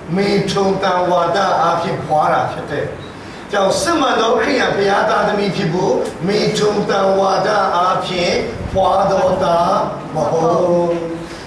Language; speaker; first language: Burmese; non-native, local second language; Hindi